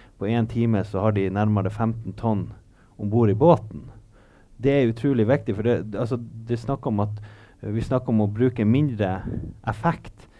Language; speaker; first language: Norwegian; native; Norwegian